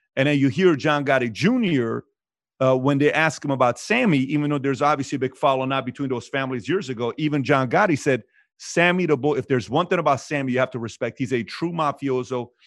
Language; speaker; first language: English; native; English